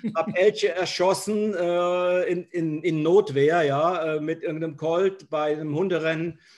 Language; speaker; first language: German; native; German